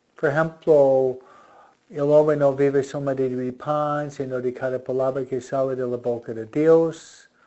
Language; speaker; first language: Spanish; non-native, fluent; English